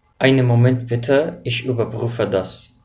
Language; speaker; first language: German; non-native, fluent; Arabic